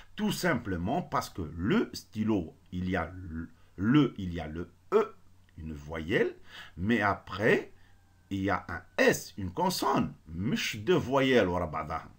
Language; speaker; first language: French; non-native, local second language; Arabic